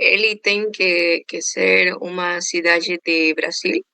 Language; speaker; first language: Portuguese; non-native, learner; Spanish